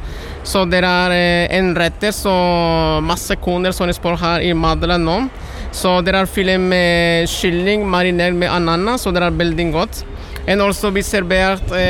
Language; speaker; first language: Norwegian; non-native, learner; Spanish